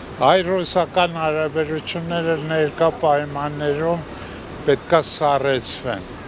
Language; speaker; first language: Armenian; native; Armenian